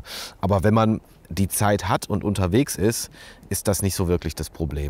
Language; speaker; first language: German; native; German